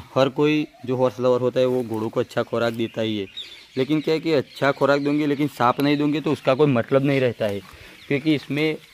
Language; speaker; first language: Hindi; non-native, local second language; Gujarati